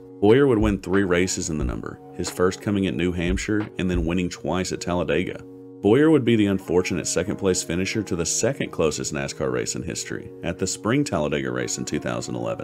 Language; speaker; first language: English; native; English